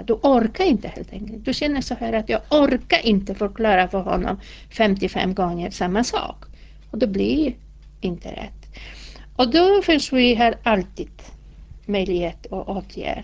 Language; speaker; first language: Swedish; non-native, fluent; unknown